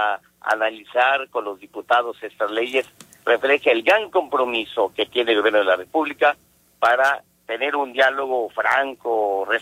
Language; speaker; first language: Spanish; native; Spanish